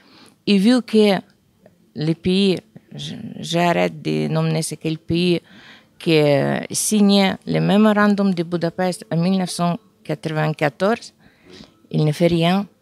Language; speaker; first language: French; non-native, fluent; Ukrainian